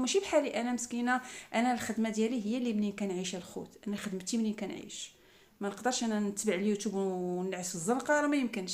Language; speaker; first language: Arabic; native; Arabic